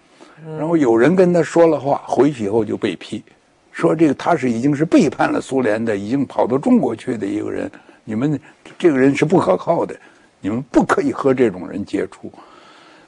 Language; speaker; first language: Chinese; native; Chinese